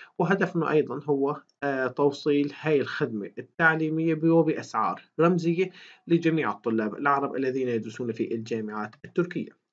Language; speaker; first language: Arabic; native; Arabic